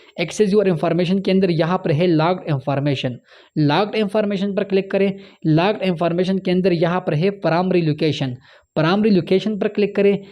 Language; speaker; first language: Urdu; non-native, local second language; Punjabi